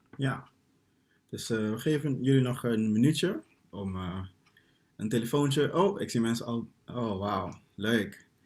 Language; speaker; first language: Dutch; non-native, local second language; Papiamento